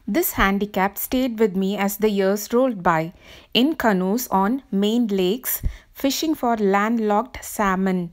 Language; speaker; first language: English; non-native, local second language; Tamil